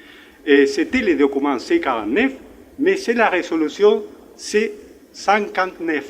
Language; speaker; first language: French; non-native, fluent; Spanish